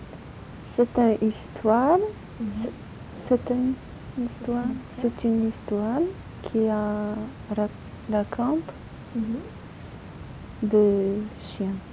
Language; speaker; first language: French; non-native, learner; Polish